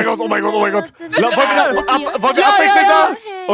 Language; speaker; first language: German; native; German